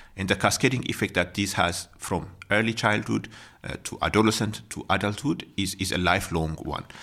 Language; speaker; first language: English; non-native, fluent; Amharic